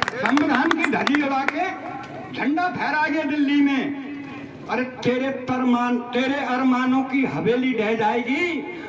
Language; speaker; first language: Hindi; native; Hindi